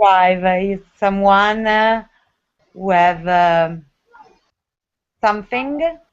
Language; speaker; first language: English; non-native, learner; Italian